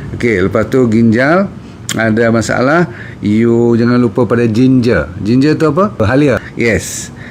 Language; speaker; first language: Malay; native; Malay